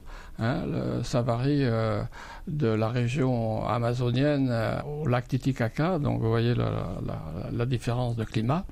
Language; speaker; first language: French; native; French